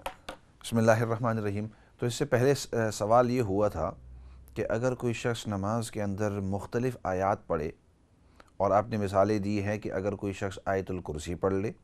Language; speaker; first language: Urdu; native; Urdu